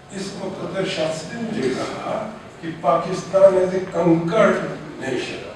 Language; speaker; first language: Urdu; non-native, local second language; Baluchi